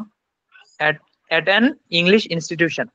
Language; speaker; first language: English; non-native, learner; Bangla